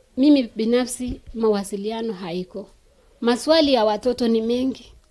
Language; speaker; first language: Swahili; non-native, local second language; Kalenjin